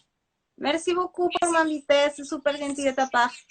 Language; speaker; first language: French; non-native, fluent; Spanish